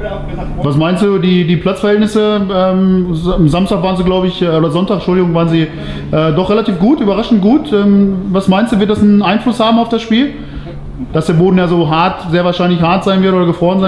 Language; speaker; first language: German; native; German